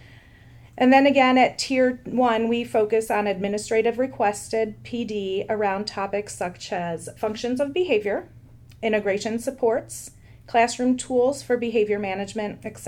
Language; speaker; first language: English; native; English